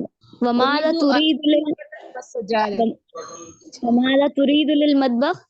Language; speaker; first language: Arabic; non-native, learner; Urdu